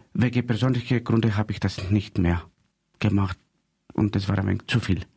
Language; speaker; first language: German; non-native, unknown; Greek